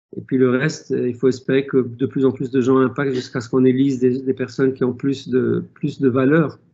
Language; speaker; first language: French; non-native, local second language; Arabic